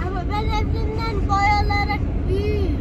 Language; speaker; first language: Turkish; early bilingual, heritage; Turkish